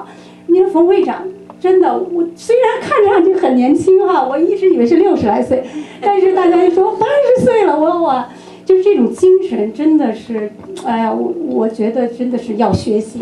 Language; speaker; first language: Chinese; native; Chinese